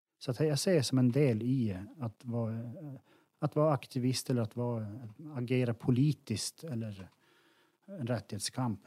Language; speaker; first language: Swedish; native; Swedish